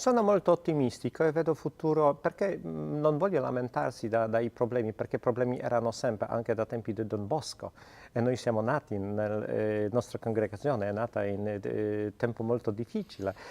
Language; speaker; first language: Italian; non-native, fluent; Polish